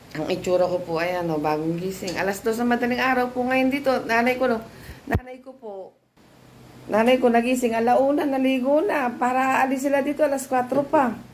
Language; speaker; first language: Filipino; native; Filipino